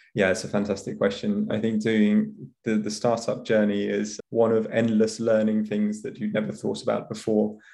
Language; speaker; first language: English; native; English